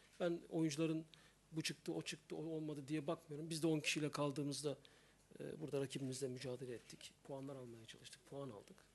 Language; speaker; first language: Turkish; native; Turkish